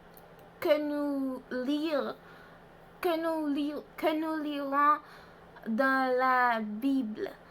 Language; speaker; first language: French; non-native, learner; Haitian Creole